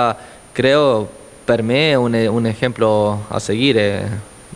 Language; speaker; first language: Italian; non-native, learner; Spanish